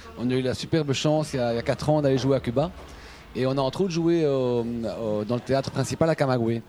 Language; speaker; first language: French; native; French